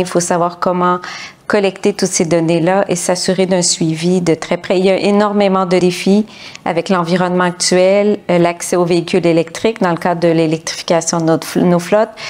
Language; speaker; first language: French; native; French